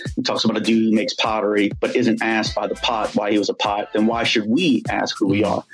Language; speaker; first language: English; native; English